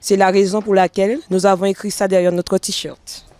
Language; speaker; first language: French; native; French